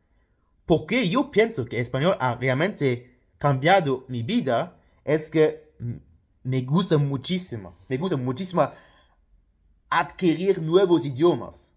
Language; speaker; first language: Spanish; non-native, fluent; Luxembourgish